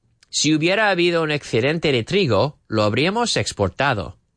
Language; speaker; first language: Spanish; non-native, fluent; English